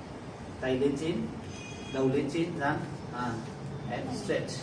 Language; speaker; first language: Vietnamese; non-native, learner; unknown